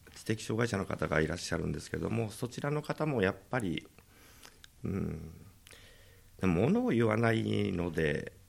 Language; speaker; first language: Japanese; native; Japanese